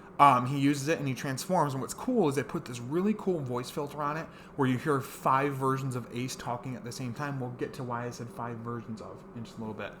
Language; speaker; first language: English; native; English